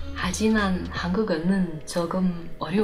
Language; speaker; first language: Korean; non-native, learner; German